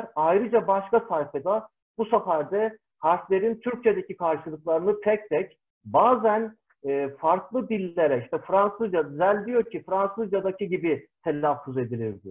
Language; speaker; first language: Turkish; native; Turkish